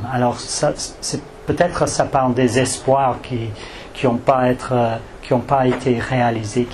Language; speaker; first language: French; non-native, fluent; English